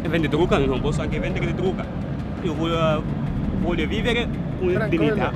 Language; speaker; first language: Italian; non-native, learner; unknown